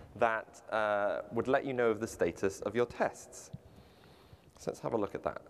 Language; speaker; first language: English; native; English